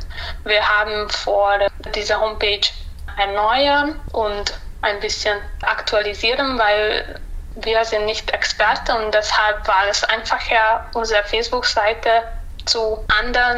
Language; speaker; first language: German; non-native, local second language; Hungarian